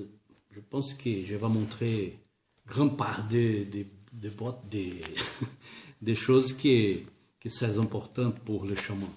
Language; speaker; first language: French; non-native, learner; Portuguese